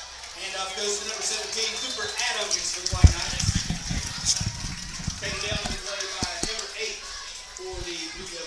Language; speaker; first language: English; native; English